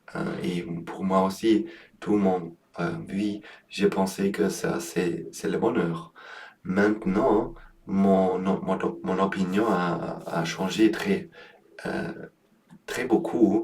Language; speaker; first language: French; non-native, learner; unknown